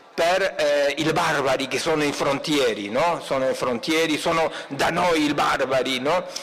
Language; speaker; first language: Italian; non-native, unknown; Spanish